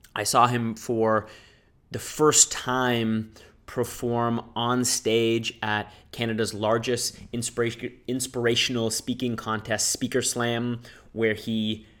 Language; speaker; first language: English; native; English